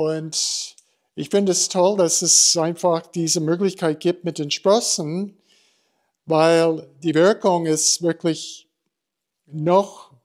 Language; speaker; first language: German; non-native, fluent; English